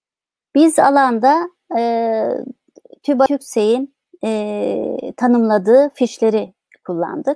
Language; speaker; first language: Turkish; native; Turkish